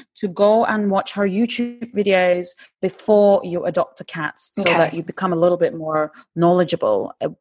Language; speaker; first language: English; non-native, fluent; Turkish